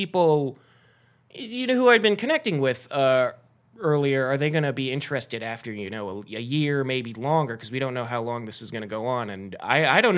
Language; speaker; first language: English; native; English